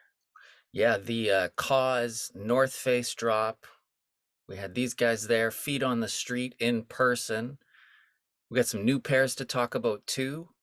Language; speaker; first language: English; native; English